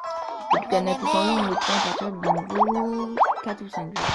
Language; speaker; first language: French; native; French